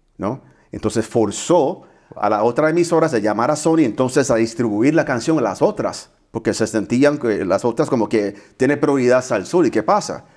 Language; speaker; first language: Spanish; early bilingual, heritage; Spanish